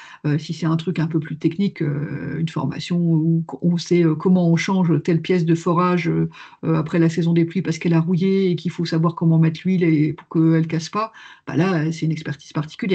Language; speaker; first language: French; native; French